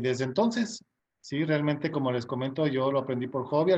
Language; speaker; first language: Spanish; native; Spanish